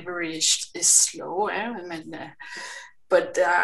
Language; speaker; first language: English; non-native, fluent; Kalaallisut